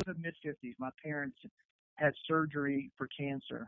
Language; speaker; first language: English; native; English